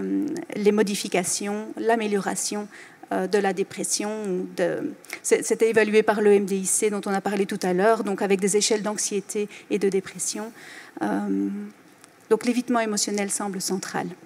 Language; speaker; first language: French; native; French